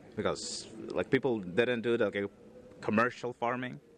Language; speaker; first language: English; non-native, fluent; Uzbek